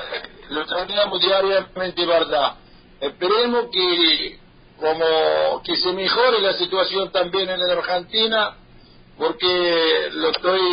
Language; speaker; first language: Spanish; non-native, learner; Arabic